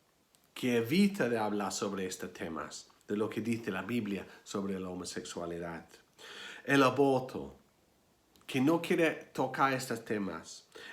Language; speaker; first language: Spanish; non-native, fluent; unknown